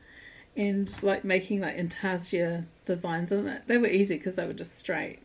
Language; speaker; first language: English; native; English